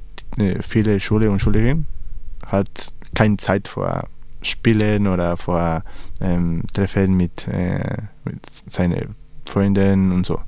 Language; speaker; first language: German; non-native, learner; Spanish